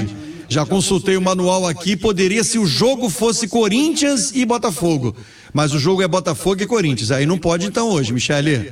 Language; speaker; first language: Portuguese; native; Portuguese